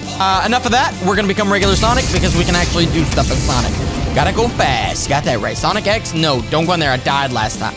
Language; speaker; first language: English; native; English